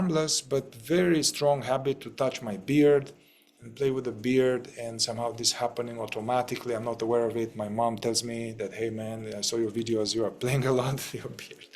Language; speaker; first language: English; non-native, fluent; Romanian